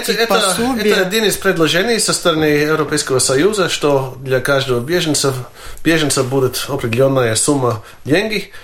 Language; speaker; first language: Russian; non-native, fluent; Latvian